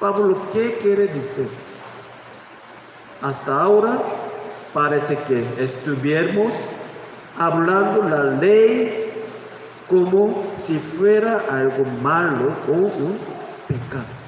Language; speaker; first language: Spanish; non-native, learner; Korean